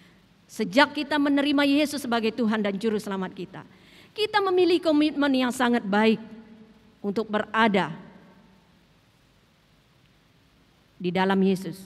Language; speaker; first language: Indonesian; native; Indonesian